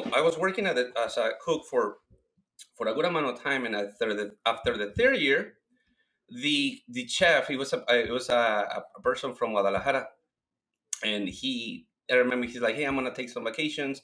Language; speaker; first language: English; non-native, fluent; Spanish